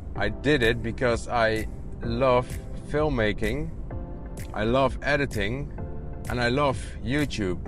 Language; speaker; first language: English; non-native, fluent; Dutch